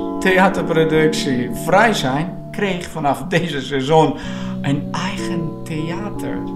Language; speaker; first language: Dutch; non-native, fluent; Portuguese